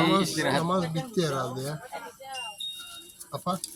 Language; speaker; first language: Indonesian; non-native, learner; Turkish